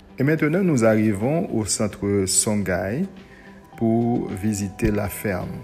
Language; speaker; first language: French; non-native, local second language; Haitian Creole